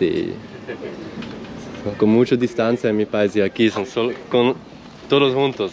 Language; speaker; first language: Spanish; non-native, learner; Swiss German